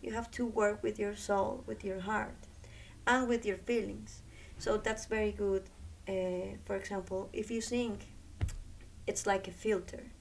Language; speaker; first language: English; non-native, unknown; Spanish